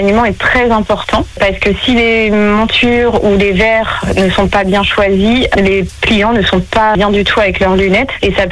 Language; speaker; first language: French; native; French